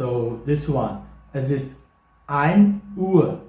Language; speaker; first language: German; non-native, fluent; English